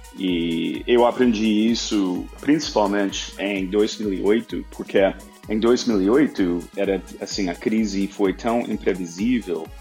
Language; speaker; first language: Portuguese; non-native, fluent; English